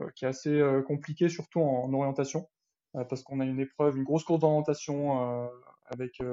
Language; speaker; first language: French; native; French